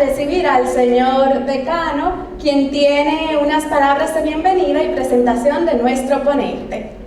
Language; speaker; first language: Spanish; native; Spanish